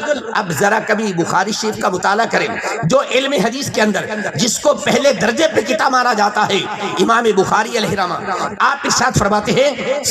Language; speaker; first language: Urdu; non-native, local second language; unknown